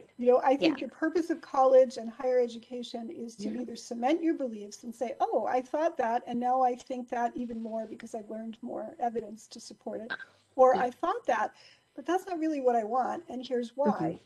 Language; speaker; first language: English; native; English